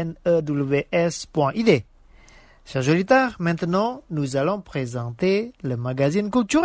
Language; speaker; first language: French; non-native, fluent; Indonesian